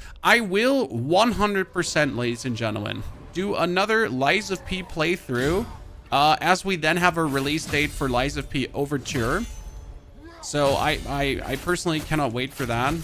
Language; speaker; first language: English; non-native, fluent; German